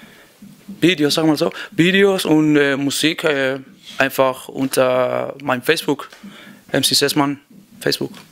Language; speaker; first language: German; non-native, fluent; Spanish